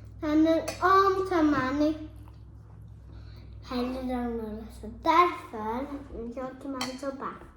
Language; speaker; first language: Korean; early bilingual, heritage; Korean